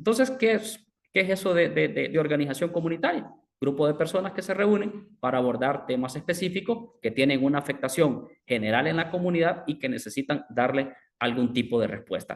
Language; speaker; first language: Spanish; native; Spanish